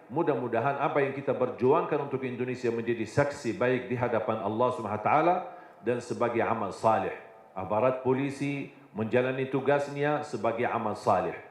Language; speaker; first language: Indonesian; non-native, fluent; Arabic